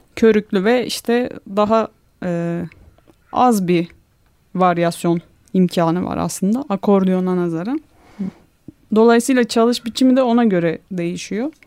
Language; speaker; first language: Turkish; non-native, local second language; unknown